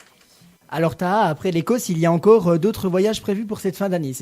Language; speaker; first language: French; native; French